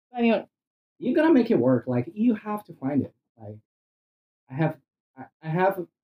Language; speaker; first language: English; non-native, fluent; Portuguese